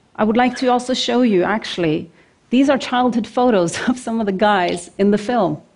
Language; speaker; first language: English; non-native, fluent; Norwegian